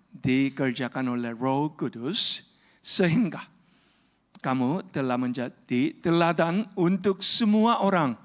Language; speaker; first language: Indonesian; non-native, fluent; Korean